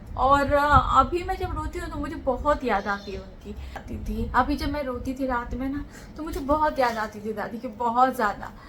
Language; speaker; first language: Hindi; native; Hindi